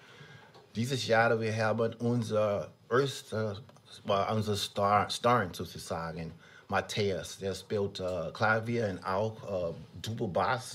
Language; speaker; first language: German; non-native, learner; English